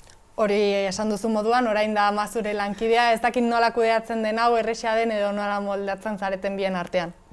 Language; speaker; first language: Basque; native; Basque